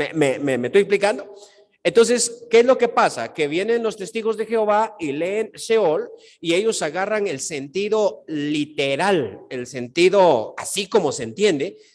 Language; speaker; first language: Spanish; native; Spanish